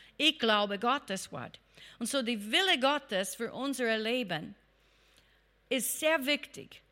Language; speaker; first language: German; non-native, fluent; English